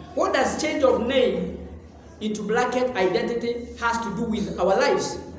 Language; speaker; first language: English; non-native, local second language; Swahili